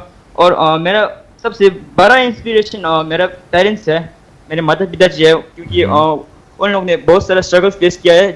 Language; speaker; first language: Hindi; non-native, local second language; Tibetan